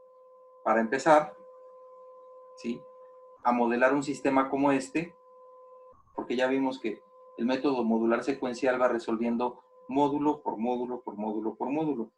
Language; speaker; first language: Spanish; native; Spanish